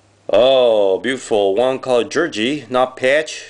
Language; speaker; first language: English; non-native, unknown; Japanese